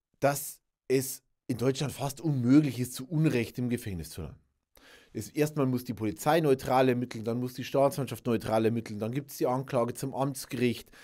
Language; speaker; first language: German; native; German